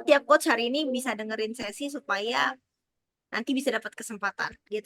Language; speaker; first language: Indonesian; native; Indonesian